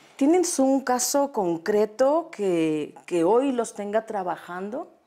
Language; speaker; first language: Spanish; native; Spanish